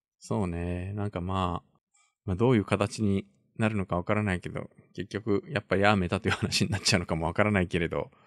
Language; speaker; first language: Japanese; native; Japanese